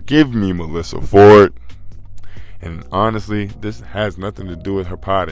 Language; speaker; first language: English; native; English